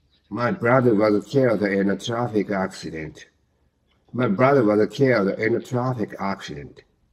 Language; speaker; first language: English; non-native, learner; Japanese